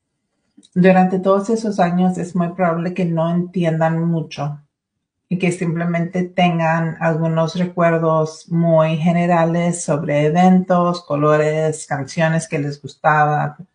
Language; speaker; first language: Spanish; early bilingual, other home language; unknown